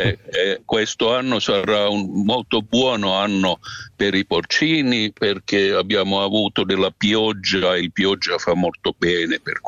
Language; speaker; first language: Italian; non-native, fluent; Finnish